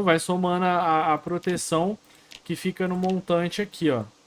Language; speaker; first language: Portuguese; native; Portuguese